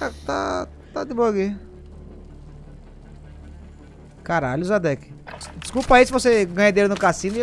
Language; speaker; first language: Portuguese; native; Portuguese